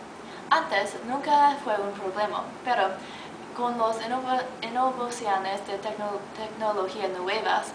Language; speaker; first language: Spanish; non-native, learner; English